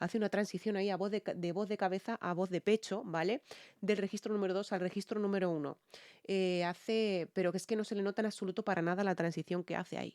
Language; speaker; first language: Spanish; native; Spanish